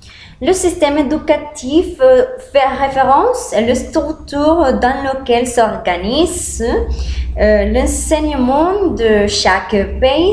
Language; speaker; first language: French; non-native, learner; Spanish